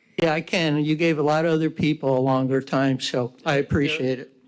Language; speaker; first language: English; native; English